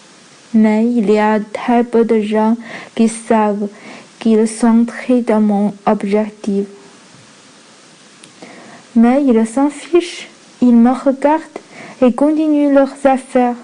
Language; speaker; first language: French; non-native, learner; Chinese